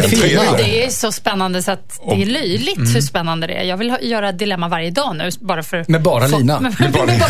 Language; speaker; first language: Swedish; native; Swedish